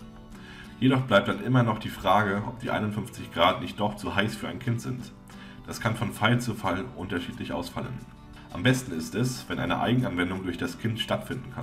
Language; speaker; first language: German; native; German